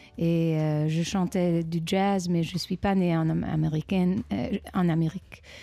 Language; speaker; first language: French; non-native, fluent; Dutch